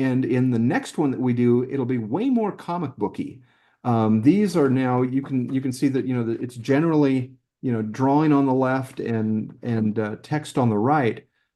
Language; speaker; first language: English; native; English